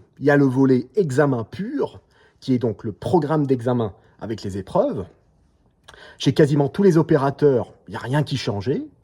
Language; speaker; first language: French; non-native, fluent; English